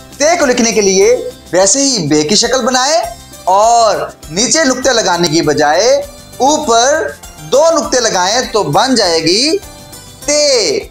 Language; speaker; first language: Urdu; native; Urdu